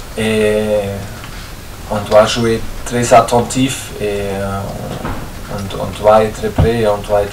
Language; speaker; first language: French; non-native, fluent; German